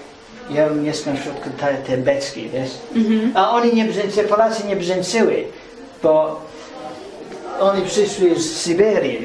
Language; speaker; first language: Polish; early bilingual, heritage; English